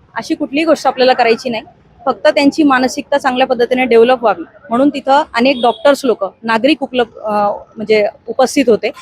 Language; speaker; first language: Marathi; non-native, local second language; Hindi